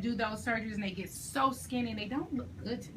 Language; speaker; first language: English; native; English